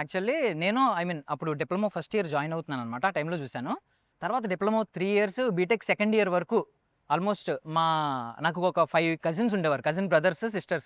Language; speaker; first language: Telugu; native; Telugu